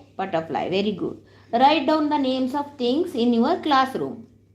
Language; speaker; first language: English; non-native, local second language; Kannada